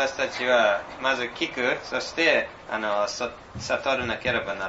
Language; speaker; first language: Japanese; non-native, fluent; English